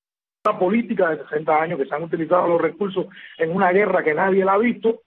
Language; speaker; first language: Spanish; native; Spanish